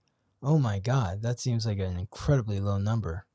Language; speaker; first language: English; native; English